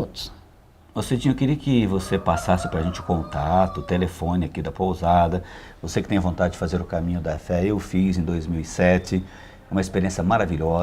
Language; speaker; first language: Portuguese; native; Portuguese